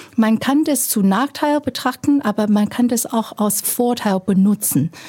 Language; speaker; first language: German; non-native, fluent; Chinese